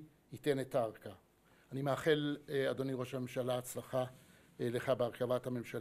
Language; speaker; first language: Hebrew; native; Hebrew